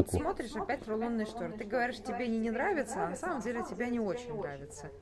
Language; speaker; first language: Russian; native; Russian